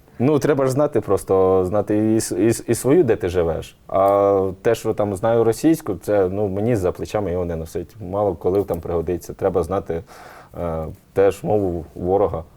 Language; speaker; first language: Ukrainian; native; Ukrainian